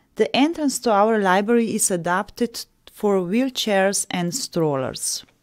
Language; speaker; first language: English; non-native, fluent; Slovenian